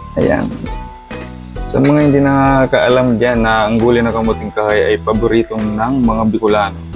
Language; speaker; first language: Filipino; non-native, local second language; Bikol